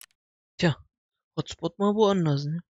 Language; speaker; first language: German; native; German